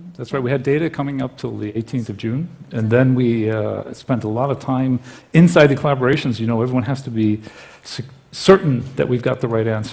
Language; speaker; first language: English; native; English